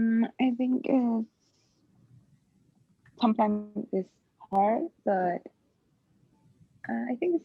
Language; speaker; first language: English; non-native, learner; Spanish